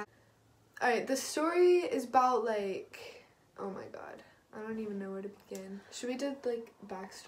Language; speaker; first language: English; native; English